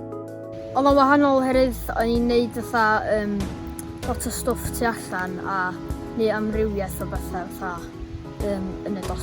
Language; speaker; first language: Welsh; native; Welsh